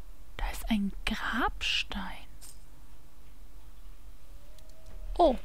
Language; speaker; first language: German; native; German